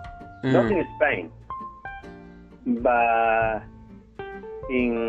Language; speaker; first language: English; non-native, learner; Spanish